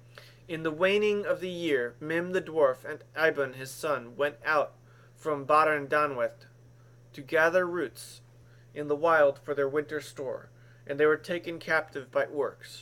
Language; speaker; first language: English; native; English